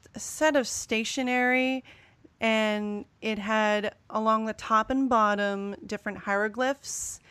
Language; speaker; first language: English; native; English